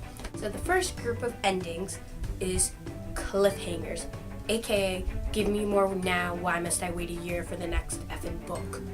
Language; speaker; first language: English; native; English